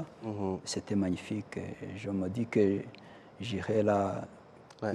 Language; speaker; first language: French; non-native, local second language; Kinyarwanda